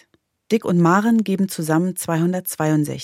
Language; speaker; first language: German; native; German